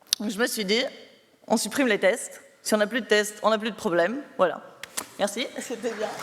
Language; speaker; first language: French; non-native, fluent; Spanish